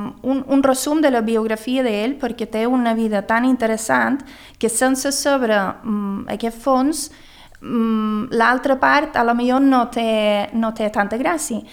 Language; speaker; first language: Catalan; early bilingual, other home language; Swedish